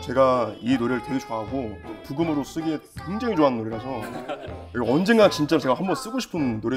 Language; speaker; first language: Korean; native; Korean